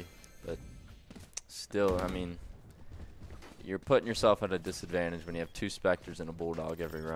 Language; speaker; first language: English; native; English